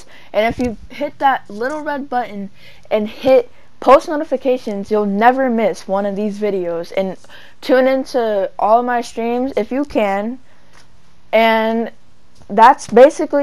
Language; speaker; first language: English; native; English